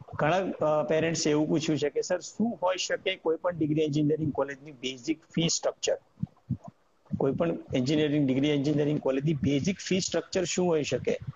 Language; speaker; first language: Gujarati; native; Gujarati